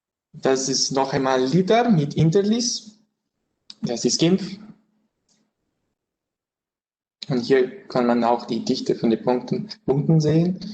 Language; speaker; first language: German; non-native, learner; French